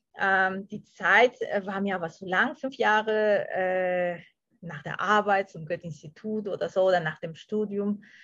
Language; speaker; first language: German; non-native, fluent; Spanish